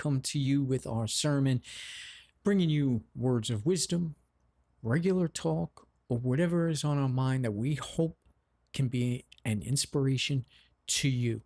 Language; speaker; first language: English; native; English